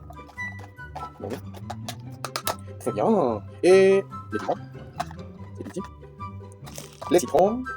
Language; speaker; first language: French; non-native, learner; Spanish